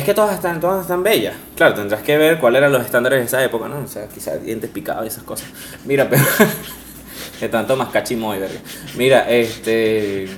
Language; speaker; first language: Spanish; native; Spanish